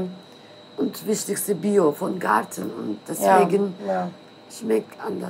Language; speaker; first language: German; non-native, learner; Turkish